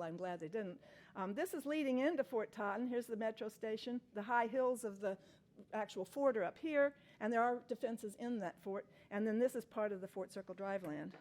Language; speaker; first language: English; native; English